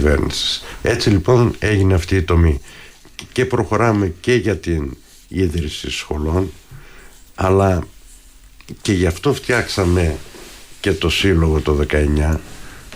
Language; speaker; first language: Greek; native; Greek